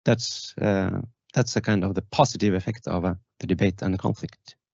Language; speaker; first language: English; non-native, fluent; Norwegian